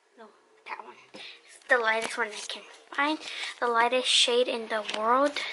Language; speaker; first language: English; early bilingual, other home language; Spanish